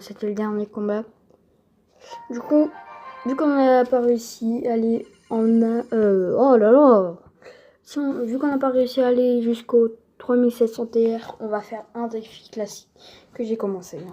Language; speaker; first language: French; native; French